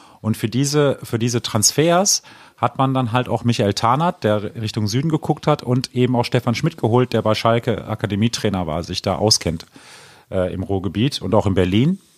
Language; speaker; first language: German; native; German